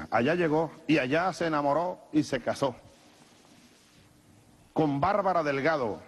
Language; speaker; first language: Spanish; native; Spanish